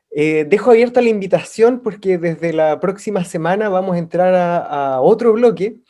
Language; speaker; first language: Spanish; native; Spanish